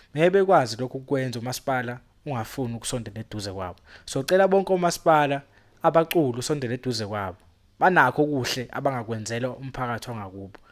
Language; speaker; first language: Zulu; native; Zulu